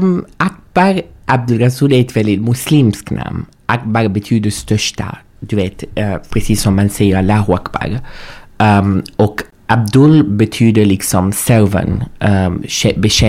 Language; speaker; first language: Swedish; non-native, fluent; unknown